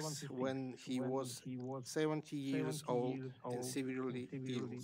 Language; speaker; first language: English; non-native, learner; Russian